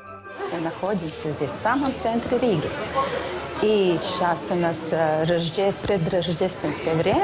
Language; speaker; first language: Russian; non-native, local second language; Latvian